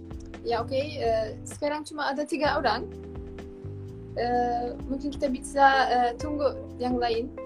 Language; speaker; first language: Indonesian; non-native, fluent; Turkish